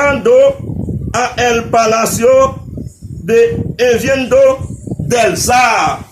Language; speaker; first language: Spanish; non-native, learner; Haitian Creole